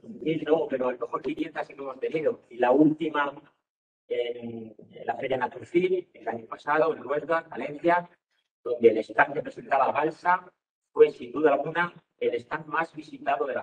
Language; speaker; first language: Spanish; native; Spanish